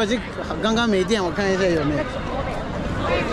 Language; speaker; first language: Chinese; non-native, fluent; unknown